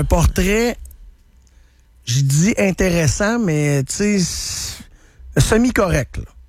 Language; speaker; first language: French; native; French